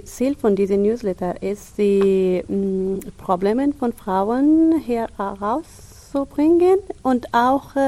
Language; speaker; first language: German; non-native, learner; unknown